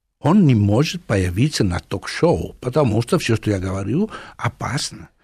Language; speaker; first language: Russian; non-native, fluent; Italian